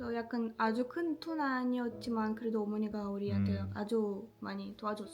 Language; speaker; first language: Korean; non-native, fluent; Russian